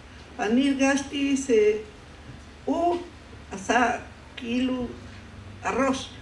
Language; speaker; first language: Hebrew; non-native, fluent; Spanish